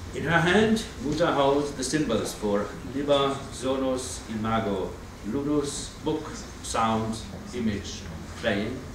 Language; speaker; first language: English; non-native, fluent; German